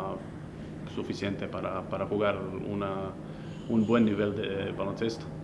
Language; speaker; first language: Spanish; non-native, fluent; Slovenian